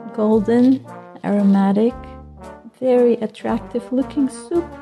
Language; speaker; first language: English; non-native, fluent; Bulgarian